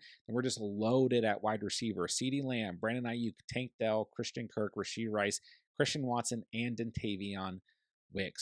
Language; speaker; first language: English; native; English